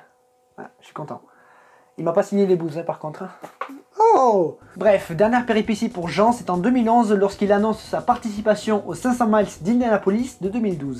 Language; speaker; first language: French; native; French